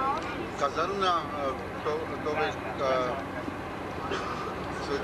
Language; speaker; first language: Italian; non-native, learner; German